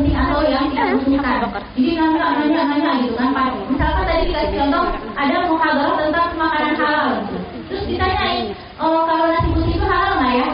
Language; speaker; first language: Indonesian; native; Indonesian